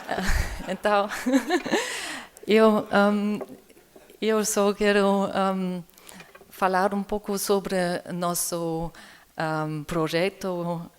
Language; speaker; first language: Portuguese; non-native, learner; German